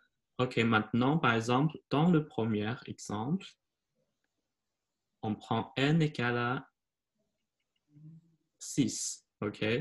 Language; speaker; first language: French; non-native, fluent; Chinese